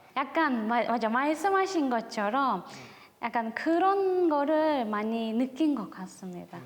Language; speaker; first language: Korean; non-native, fluent; Turkish